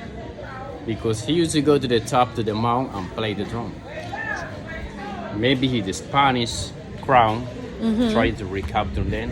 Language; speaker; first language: English; non-native, fluent; Spanish